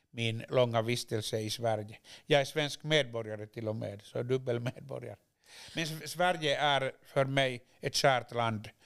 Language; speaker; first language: Swedish; non-native, local second language; Finnish